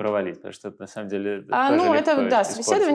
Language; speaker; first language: Russian; native; Russian